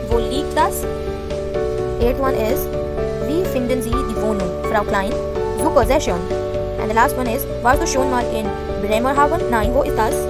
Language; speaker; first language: German; non-native, fluent; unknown